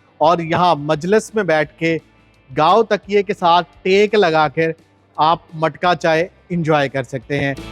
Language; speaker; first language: Urdu; native; Urdu